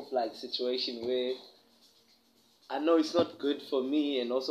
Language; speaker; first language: English; non-native, local second language; Xhosa